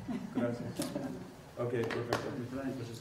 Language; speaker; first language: Spanish; non-native, learner; English